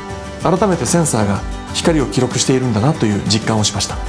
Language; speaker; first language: Japanese; native; Japanese